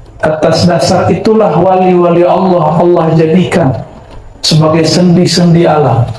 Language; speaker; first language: Malay; non-native, local second language; Minangkabau